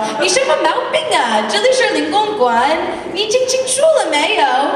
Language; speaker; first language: Chinese; non-native, learner; English